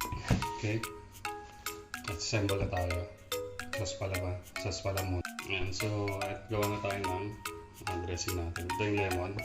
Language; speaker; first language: Filipino; native; Filipino